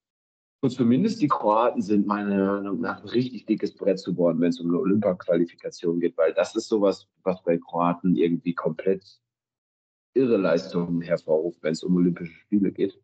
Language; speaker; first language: German; native; German